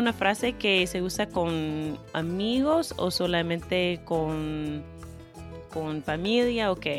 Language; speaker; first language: Spanish; non-native, fluent; English